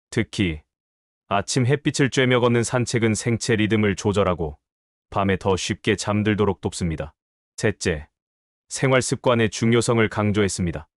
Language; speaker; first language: Korean; native; Korean